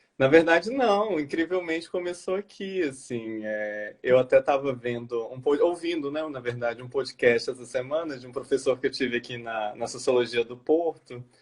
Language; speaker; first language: Portuguese; native; Portuguese